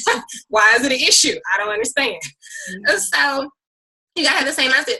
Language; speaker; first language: English; native; English